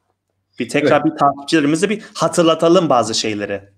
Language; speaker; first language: Turkish; non-native, fluent; Uyghur